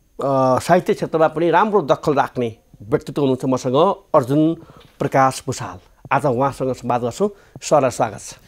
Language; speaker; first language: Nepali; native; Nepali